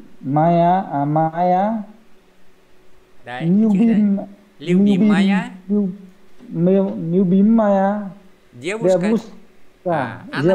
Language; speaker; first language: Russian; non-native, learner; Vietnamese